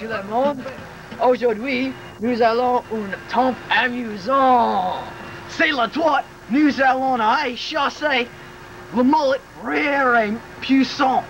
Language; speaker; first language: French; non-native, learner; English